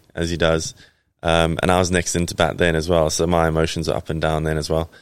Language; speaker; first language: English; native; English